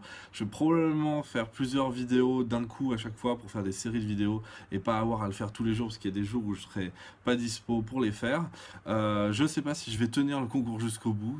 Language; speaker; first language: French; native; French